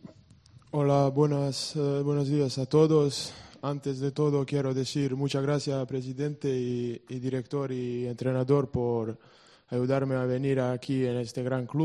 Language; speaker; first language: Spanish; non-native, learner; Serbian